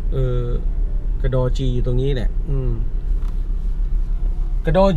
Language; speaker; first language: Thai; native; Thai